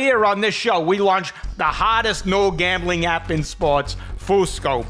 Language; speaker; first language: English; native; English